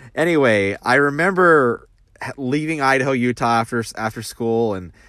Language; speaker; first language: English; native; English